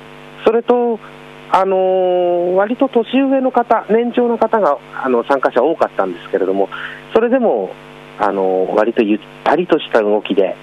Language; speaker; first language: Japanese; native; Japanese